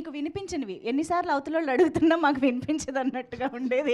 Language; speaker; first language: Telugu; native; Telugu